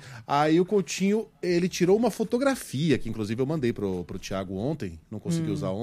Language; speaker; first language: Portuguese; native; Portuguese